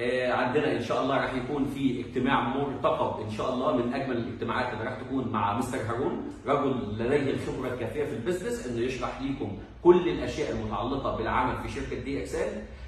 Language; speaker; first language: Arabic; native; Arabic